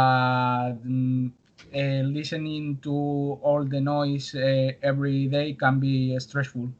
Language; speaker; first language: English; non-native, learner; Spanish